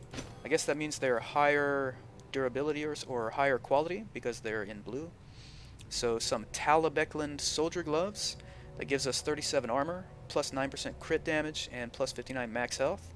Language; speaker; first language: English; native; English